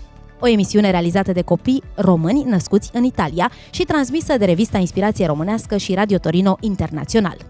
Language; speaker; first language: Romanian; native; Romanian